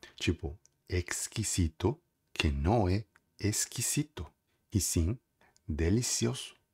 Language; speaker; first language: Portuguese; non-native, fluent; Spanish